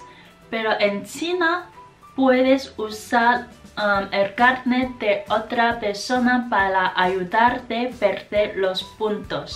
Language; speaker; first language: Spanish; non-native, fluent; Chinese